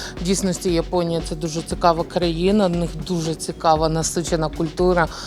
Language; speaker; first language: Ukrainian; non-native, learner; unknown